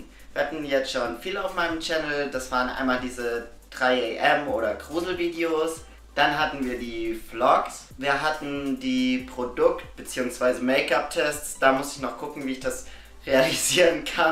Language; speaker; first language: German; native; German